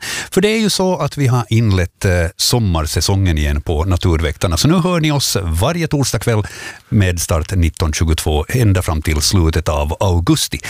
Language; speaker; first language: Swedish; native; Swedish